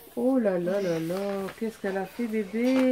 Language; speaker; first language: French; native; French